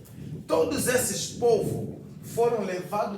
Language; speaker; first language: Portuguese; non-native, fluent; Lingala